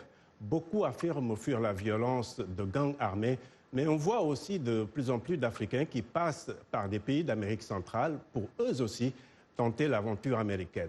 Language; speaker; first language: French; native; French